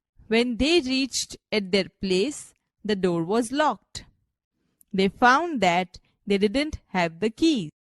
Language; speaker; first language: English; non-native, local second language; Gujarati